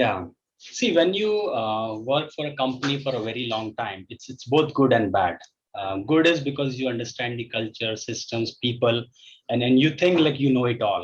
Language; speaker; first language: English; non-native, local second language; Hindi